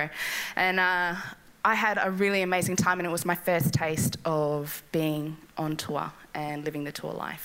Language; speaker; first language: English; native; English